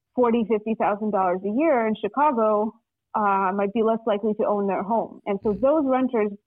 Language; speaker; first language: English; non-native, fluent; Russian